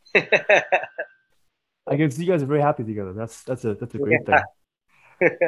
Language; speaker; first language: English; non-native, local second language; Cantonese